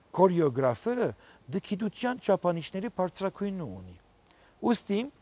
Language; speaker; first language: Armenian; early bilingual, heritage; Armenian